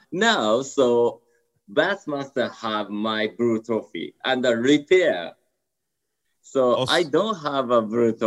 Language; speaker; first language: English; non-native, learner; Japanese